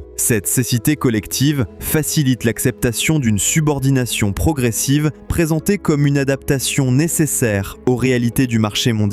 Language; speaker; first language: French; native; French